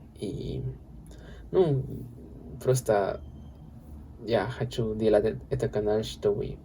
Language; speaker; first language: Russian; non-native, learner; Spanish